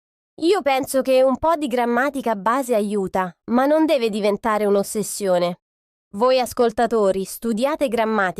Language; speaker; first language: Italian; non-native, fluent; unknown